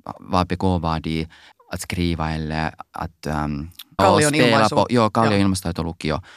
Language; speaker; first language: Swedish; non-native, local second language; Finnish